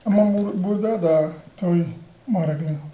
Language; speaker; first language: Turkish; non-native, learner; Spanish